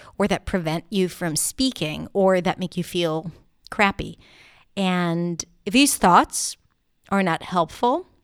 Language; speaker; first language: English; non-native, fluent; Hebrew